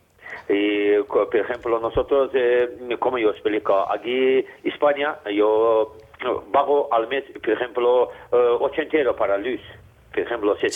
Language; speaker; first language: Spanish; non-native, learner; Azerbaijani